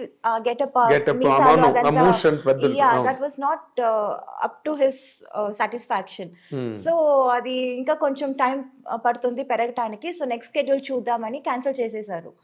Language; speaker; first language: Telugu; non-native, local second language; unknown